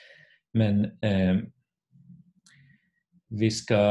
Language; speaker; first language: Swedish; non-native, fluent; Finnish